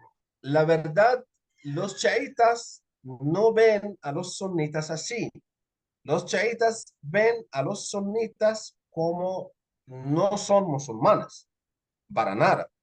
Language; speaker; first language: Spanish; non-native, fluent; Arabic